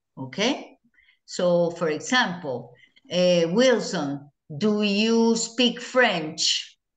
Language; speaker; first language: English; non-native, fluent; Spanish